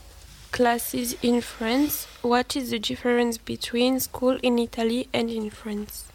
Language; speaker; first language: English; non-native, learner; French